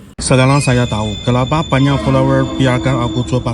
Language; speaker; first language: Indonesian; non-native, learner; Chinese